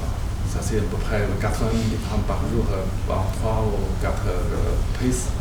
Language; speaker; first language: French; non-native, learner; Chinese